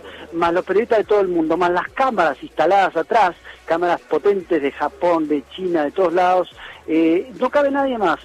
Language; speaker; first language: Spanish; native; Spanish